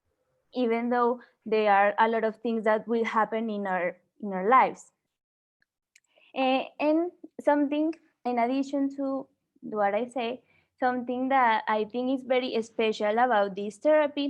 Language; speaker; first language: English; non-native, learner; Spanish